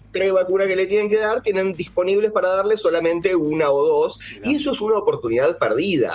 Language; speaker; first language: Spanish; native; Spanish